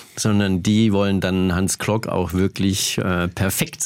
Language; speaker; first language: German; native; German